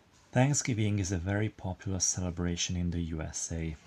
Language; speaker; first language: English; non-native, fluent; Hungarian